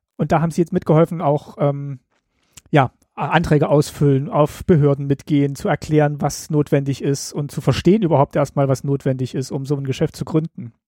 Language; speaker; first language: German; native; German